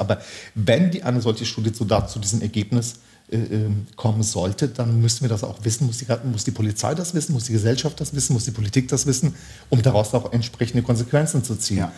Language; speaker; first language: German; early bilingual, other home language; Turkish